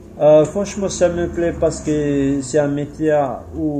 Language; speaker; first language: French; non-native, fluent; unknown